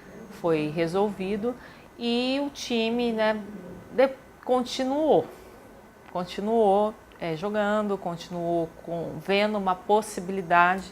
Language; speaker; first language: Portuguese; native; Portuguese